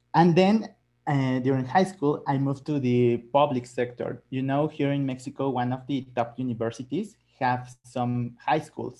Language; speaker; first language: English; non-native, fluent; Spanish